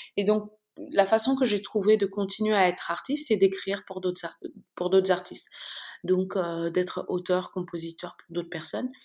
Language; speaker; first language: French; non-native, local second language; Bambara